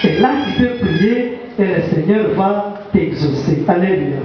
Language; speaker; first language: French; non-native, local second language; Swahili